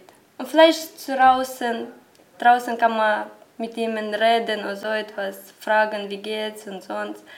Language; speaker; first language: German; non-native, learner; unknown